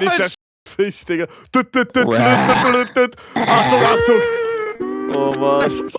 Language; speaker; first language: German; native; German